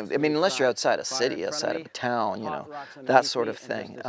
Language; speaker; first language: English; native; English